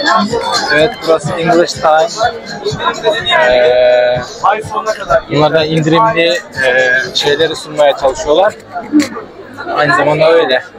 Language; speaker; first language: Turkish; non-native, fluent; Kyrgyz